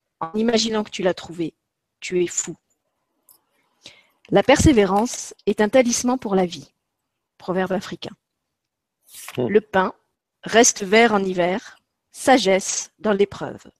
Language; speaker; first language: French; native; French